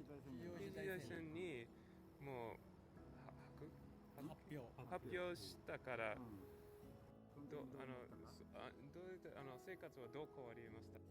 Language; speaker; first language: Japanese; non-native, learner; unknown